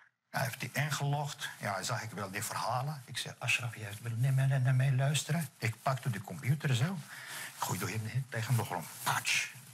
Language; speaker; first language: Dutch; non-native, fluent; Arabic